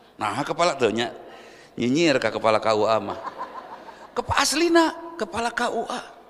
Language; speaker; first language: Indonesian; non-native, local second language; Sundanese